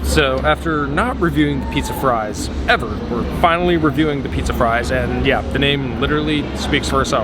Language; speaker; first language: English; native; English